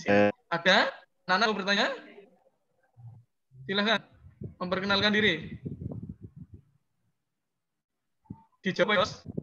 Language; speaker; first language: Indonesian; native; Indonesian